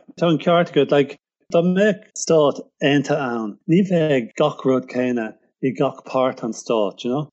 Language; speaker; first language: Irish; non-native, local second language; English